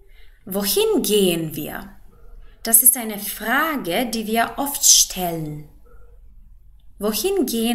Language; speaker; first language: German; non-native, fluent; Macedonian